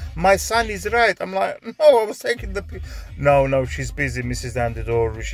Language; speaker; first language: English; early bilingual, other home language; Greek